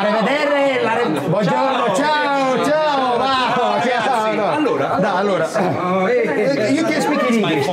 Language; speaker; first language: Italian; non-native, learner; Romanian